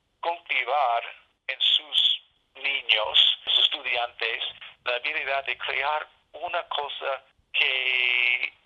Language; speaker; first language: Spanish; non-native, learner; English